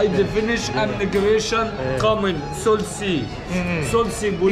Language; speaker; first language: English; non-native, learner; Arabic